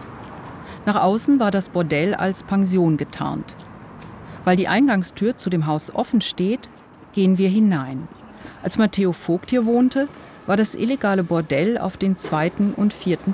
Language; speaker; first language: German; native; German